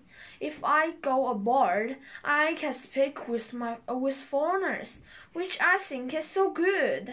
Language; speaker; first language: English; non-native, learner; Chinese